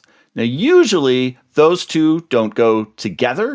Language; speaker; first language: English; native; English